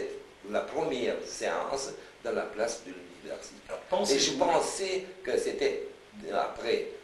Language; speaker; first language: French; non-native, fluent; Romanian